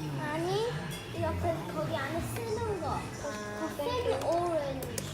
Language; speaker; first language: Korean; early bilingual, heritage; Korean